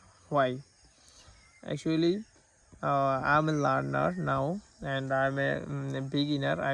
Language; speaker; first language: English; non-native, learner; Bangla